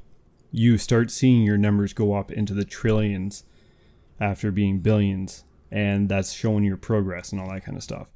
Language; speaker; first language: English; native; English